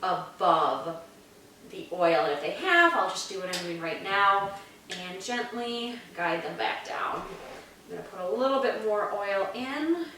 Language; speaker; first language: English; native; English